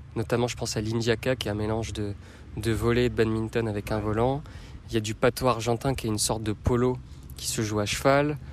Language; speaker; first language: French; native; French